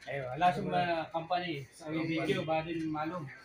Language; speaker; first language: Arabic; non-native, learner; Filipino